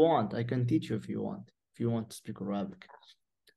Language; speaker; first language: English; non-native, fluent; Arabic